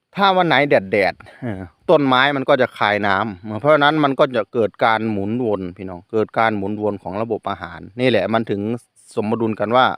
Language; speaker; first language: Thai; non-native, local second language; Northeastern Thai